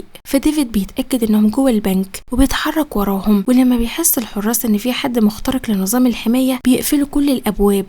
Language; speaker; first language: Arabic; native; Arabic